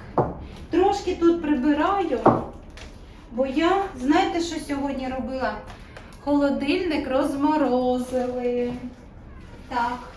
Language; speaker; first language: Ukrainian; non-native, local second language; Russian